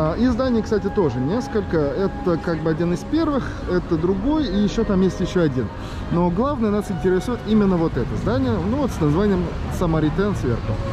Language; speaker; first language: Russian; early bilingual, heritage; Russian